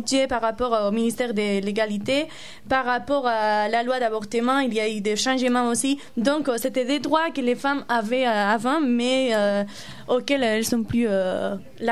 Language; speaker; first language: French; non-native, fluent; Spanish